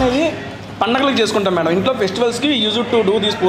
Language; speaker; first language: Telugu; native; Telugu